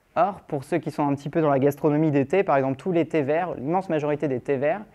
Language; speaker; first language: French; native; French